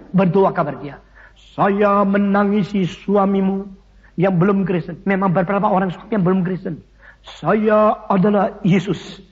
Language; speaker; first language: Indonesian; early bilingual, other home language; Min Nan Chinese